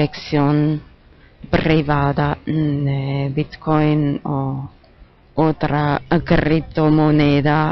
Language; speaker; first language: Spanish; non-native, fluent; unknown